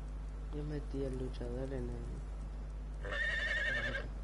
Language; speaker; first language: Spanish; native; Spanish